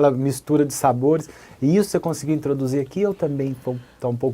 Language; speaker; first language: Portuguese; native; Portuguese